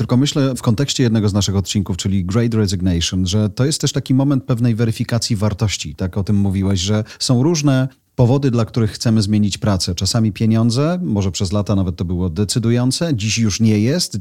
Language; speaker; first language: Polish; native; Polish